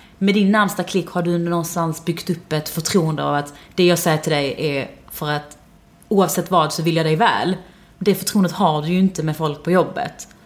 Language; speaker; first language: Swedish; early bilingual, other home language; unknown